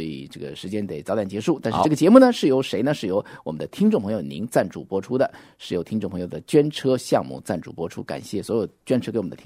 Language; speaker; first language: Chinese; native; Chinese